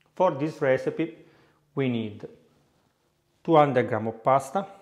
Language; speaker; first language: English; non-native, fluent; Italian